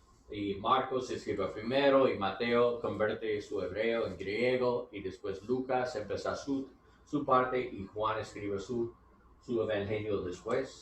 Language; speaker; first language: Spanish; non-native, learner; English